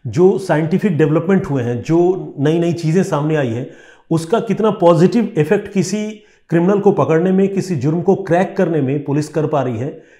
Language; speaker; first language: Hindi; non-native, local second language; Bangla